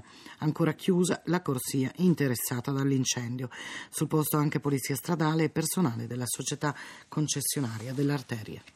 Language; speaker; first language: Italian; native; Italian